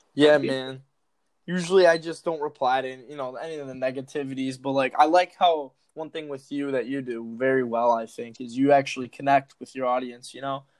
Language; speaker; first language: English; native; English